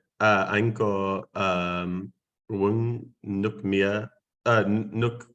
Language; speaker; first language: Vietnamese; non-native, learner; English